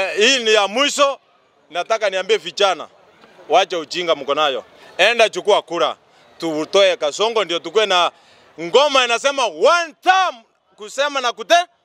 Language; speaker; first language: Swahili; non-native, local second language; Gusii